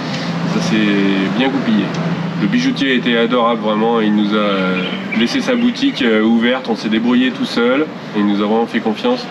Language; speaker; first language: French; native; French